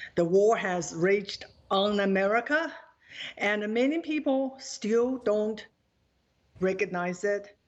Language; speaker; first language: English; non-native, fluent; Chinese